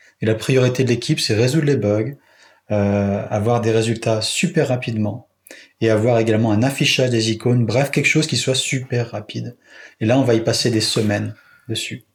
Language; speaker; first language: French; native; French